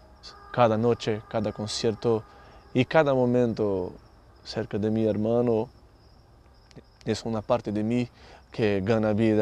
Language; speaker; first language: Spanish; non-native, learner; Portuguese